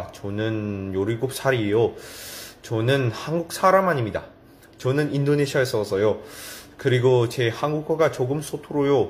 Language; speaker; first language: Korean; non-native, learner; Indonesian